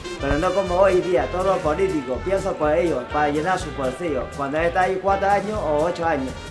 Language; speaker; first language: Spanish; non-native, learner; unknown